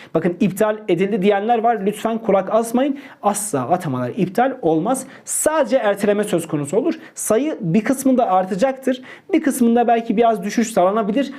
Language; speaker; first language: Turkish; native; Turkish